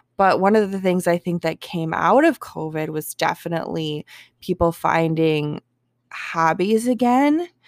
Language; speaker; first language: English; native; English